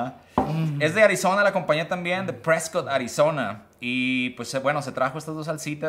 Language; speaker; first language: Spanish; native; Spanish